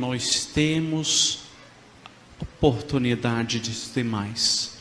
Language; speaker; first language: Portuguese; non-native, fluent; Arabic